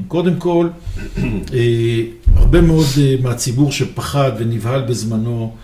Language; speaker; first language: Hebrew; native; Hebrew